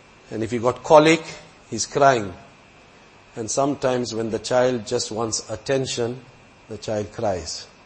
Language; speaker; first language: English; native; English